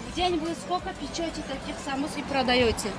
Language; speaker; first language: Russian; non-native, local second language; Tajik